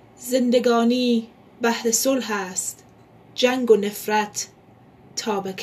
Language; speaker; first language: Persian; non-native, local second language; Pashto